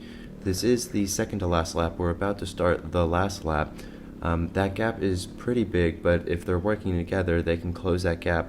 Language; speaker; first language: English; native; English